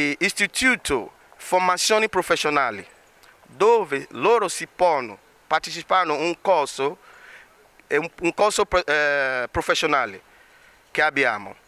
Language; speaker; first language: Italian; non-native, learner; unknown